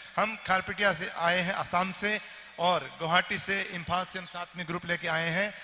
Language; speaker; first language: Hindi; native; Hindi